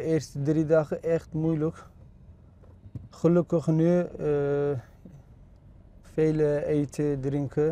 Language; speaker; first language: Dutch; non-native, learner; Turkish